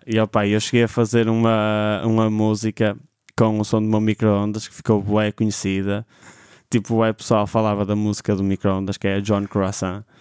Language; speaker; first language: Portuguese; native; Portuguese